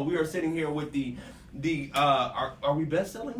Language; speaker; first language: English; native; English